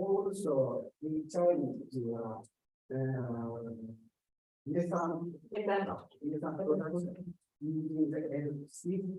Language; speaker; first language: English; non-native, learner; Indonesian